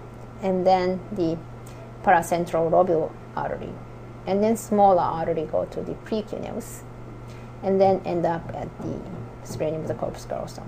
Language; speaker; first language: English; non-native, fluent; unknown